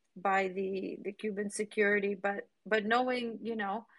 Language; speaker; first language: English; non-native, fluent; Spanish